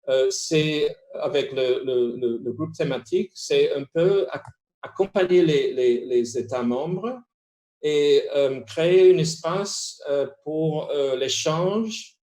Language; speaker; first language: French; non-native, fluent; Spanish